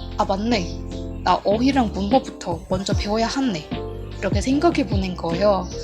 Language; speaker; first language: Korean; non-native, fluent; Burmese